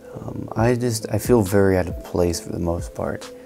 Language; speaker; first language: English; native; English